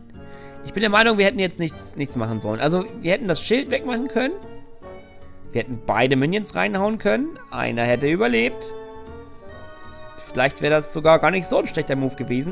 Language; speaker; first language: German; native; German